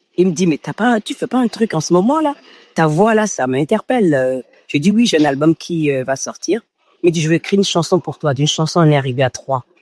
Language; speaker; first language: French; non-native, local second language; Fon